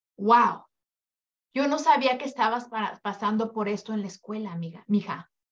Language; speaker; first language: Spanish; early bilingual, heritage; Spanish